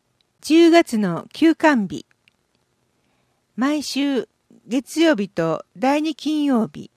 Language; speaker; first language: Japanese; native; Japanese